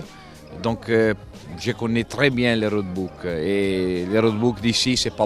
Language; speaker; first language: French; non-native, fluent; Italian